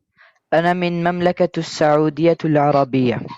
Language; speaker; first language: Arabic; non-native, learner; Urdu